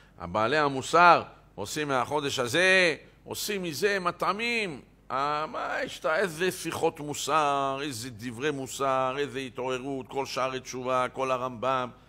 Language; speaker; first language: Hebrew; native; Hebrew